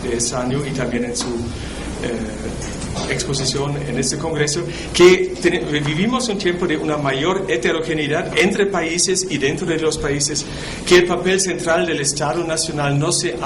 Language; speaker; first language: Spanish; non-native, fluent; German